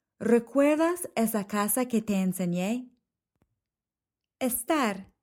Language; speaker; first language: Spanish; non-native, fluent; English